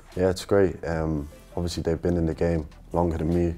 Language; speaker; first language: English; native; English